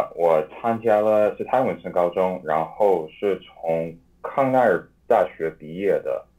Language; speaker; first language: Chinese; early bilingual, heritage; Chinese